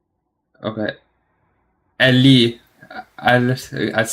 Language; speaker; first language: Italian; non-native, learner; English